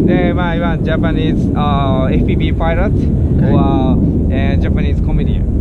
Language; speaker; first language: English; non-native, learner; Japanese